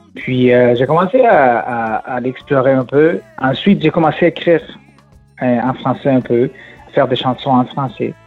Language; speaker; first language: French; non-native, fluent; Spanish